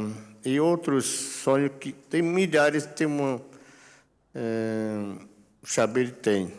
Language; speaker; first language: Portuguese; non-native, local second language; Yanomámi